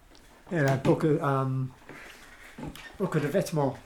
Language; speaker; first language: French; non-native, learner; English